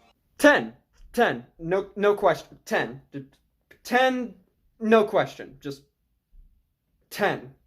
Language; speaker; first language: English; native; English